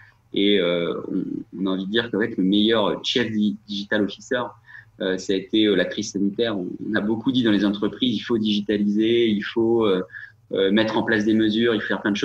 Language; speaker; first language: French; native; French